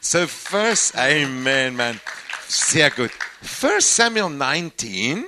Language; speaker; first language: German; non-native, learner; English